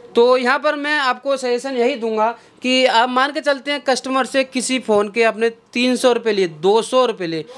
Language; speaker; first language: Hindi; native; Hindi